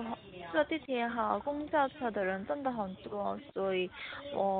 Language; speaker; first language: Chinese; non-native, learner; Korean